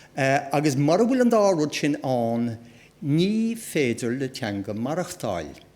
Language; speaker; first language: Irish; native; Irish